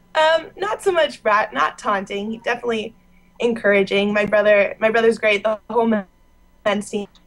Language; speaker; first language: English; native; English